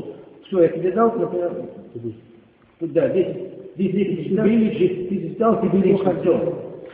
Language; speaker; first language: Russian; native; Russian